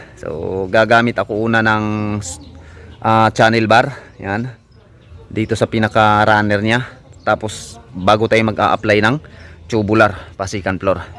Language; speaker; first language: Filipino; non-native, local second language; Cebuano